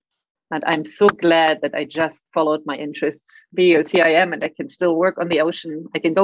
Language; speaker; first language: English; non-native, fluent; German